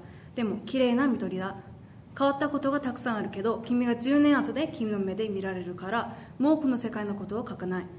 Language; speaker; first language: Japanese; non-native, learner; English